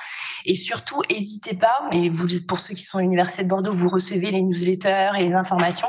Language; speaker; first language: French; native; French